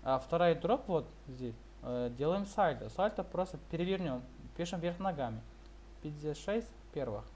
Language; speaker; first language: Russian; non-native, local second language; Kazakh